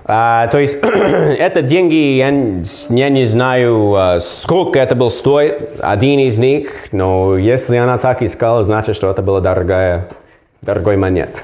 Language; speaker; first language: Russian; non-native, learner; English